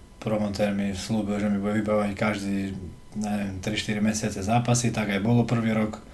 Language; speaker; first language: Slovak; early bilingual, heritage; Slovak